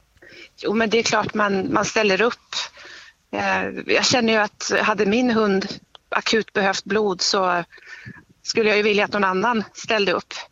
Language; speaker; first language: Swedish; native; Swedish